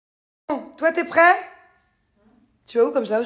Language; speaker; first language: French; native; French